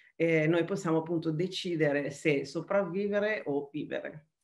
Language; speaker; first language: Italian; native; Italian